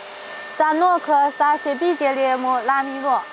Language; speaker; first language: Russian; non-native, learner; Chinese